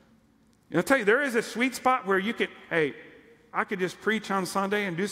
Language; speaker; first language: English; native; English